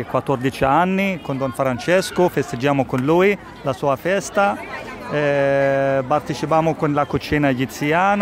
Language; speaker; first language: Italian; non-native, fluent; Arabic